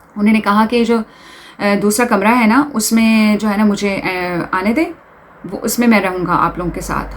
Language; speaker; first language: Urdu; native; Urdu